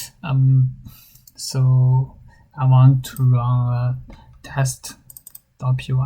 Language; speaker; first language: English; non-native, learner; Chinese